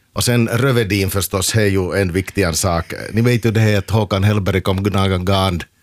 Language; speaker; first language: Swedish; native; Swedish